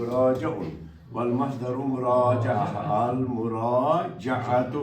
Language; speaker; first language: Arabic; non-native, fluent; Kashmiri